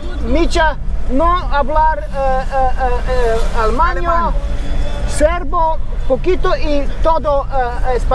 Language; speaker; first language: Spanish; non-native, learner; German